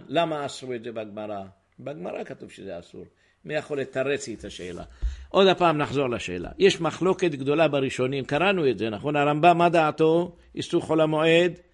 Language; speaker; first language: Hebrew; native; Hebrew